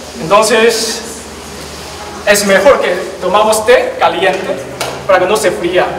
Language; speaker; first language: Spanish; non-native, learner; Chinese